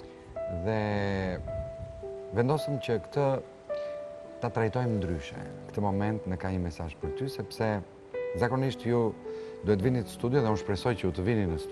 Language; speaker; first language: Albanian; native; Albanian